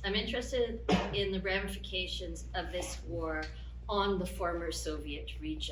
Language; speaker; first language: English; native; English